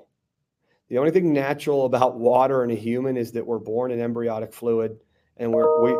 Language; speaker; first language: English; native; English